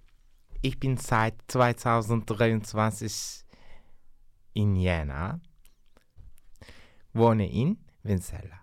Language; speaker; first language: German; non-native, learner; Turkish